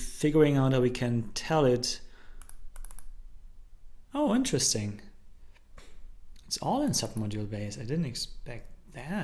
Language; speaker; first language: English; non-native, fluent; German